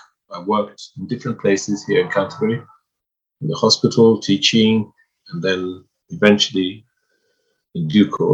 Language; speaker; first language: English; non-native, local second language; Swahili